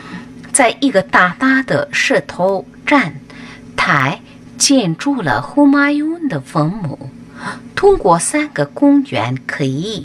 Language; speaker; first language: Chinese; non-native, fluent; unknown